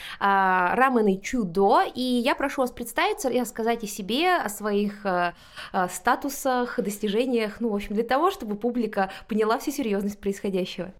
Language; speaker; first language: Russian; native; Russian